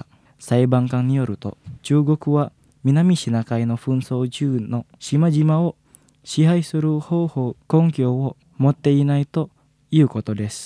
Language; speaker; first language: Japanese; non-native, fluent; Indonesian